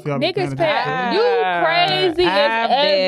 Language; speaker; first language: English; native; English